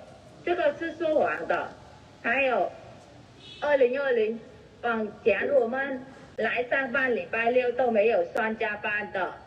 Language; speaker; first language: Chinese; non-native, fluent; Vietnamese